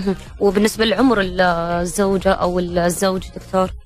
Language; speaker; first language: Arabic; native; Arabic